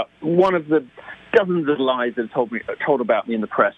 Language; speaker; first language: English; native; English